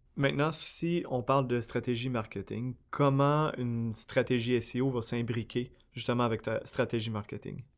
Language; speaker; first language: French; native; French